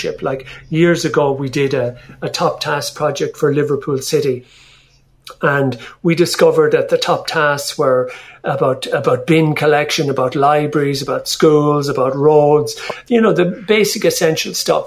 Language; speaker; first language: English; native; English